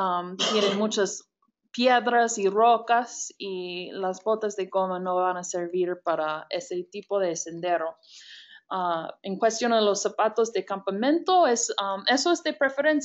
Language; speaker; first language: Spanish; non-native, fluent; English